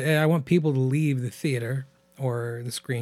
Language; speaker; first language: English; native; English